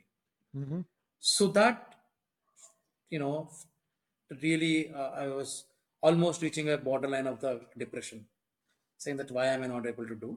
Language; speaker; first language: English; non-native, local second language; Telugu